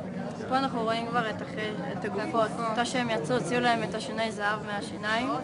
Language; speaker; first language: Hebrew; native; Hebrew